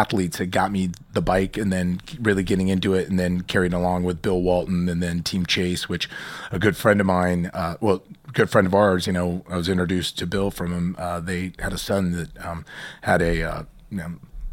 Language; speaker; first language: English; native; English